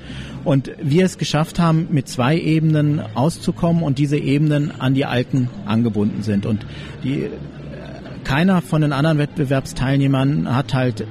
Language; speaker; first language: German; native; German